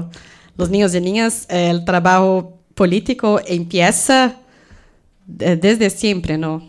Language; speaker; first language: Spanish; non-native, fluent; Portuguese